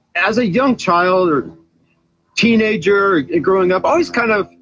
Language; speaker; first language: English; native; English